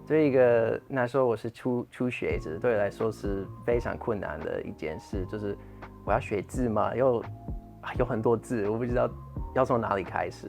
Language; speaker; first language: Chinese; non-native, fluent; English